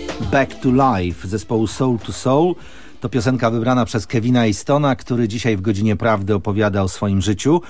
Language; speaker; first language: Polish; native; Polish